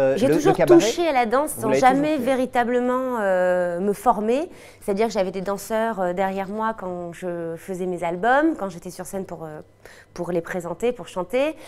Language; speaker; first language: French; native; French